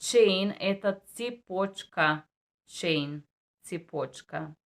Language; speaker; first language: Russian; non-native, learner; Bulgarian